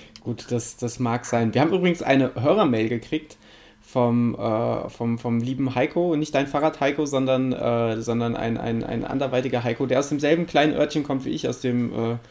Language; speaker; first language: German; native; German